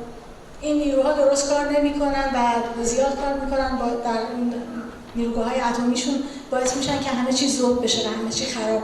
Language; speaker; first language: Persian; native; Persian